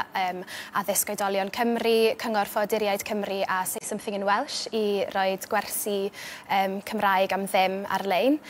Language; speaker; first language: Welsh; native; Welsh